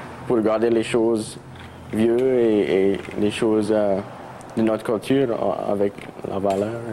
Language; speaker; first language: French; non-native, local second language; English